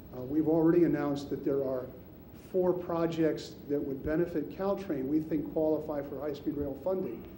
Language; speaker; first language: English; native; English